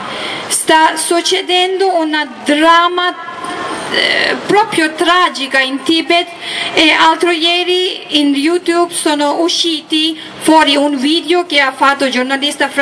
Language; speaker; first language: Italian; non-native, learner; Tibetan